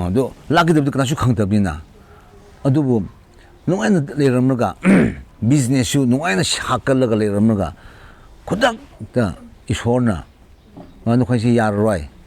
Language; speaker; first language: Manipuri; non-native, local second language; Tangkhul Naga (India)